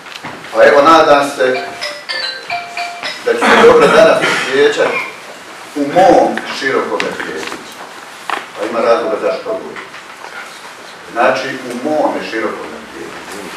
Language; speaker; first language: Croatian; native; Croatian